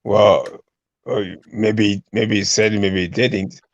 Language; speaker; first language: English; non-native, local second language; Yoruba